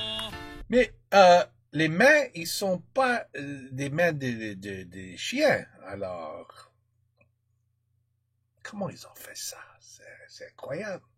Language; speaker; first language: French; non-native, learner; English